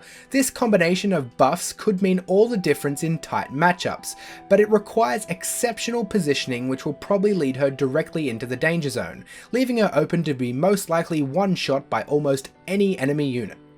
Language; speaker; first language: English; native; English